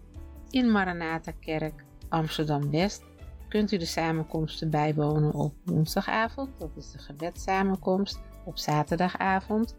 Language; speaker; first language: Dutch; native; Dutch